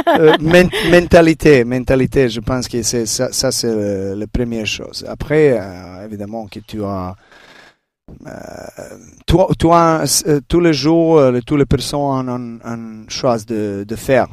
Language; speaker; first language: French; non-native, learner; Serbian